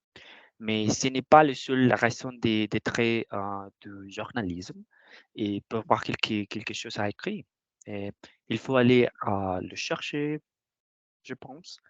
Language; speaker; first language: French; non-native, learner; Spanish